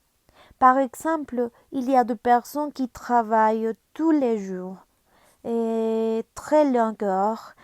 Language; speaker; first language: French; non-native, learner; Spanish